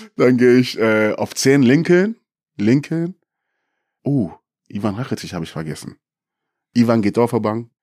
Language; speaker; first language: German; early bilingual, other home language; Akan